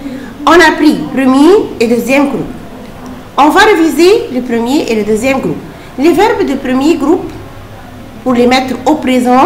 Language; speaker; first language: French; non-native, fluent; Arabic